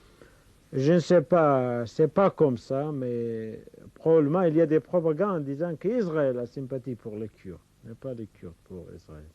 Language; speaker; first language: French; non-native, fluent; Kurdish